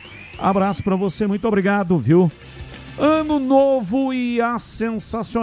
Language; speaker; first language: Portuguese; native; Portuguese